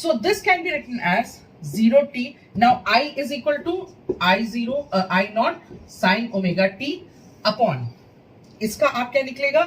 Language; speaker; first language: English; non-native, local second language; Hindi